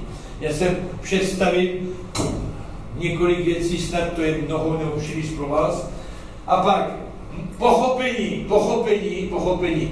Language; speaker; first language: Czech; non-native, learner; French